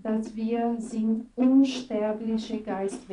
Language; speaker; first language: German; non-native, fluent; Portuguese